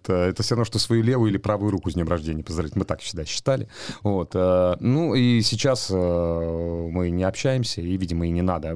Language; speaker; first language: Russian; native; Russian